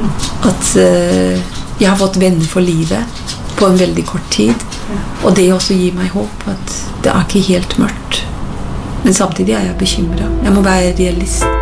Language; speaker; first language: Norwegian; non-native, fluent; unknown